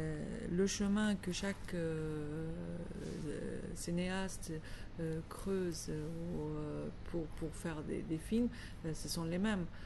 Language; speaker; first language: French; non-native, fluent; Arabic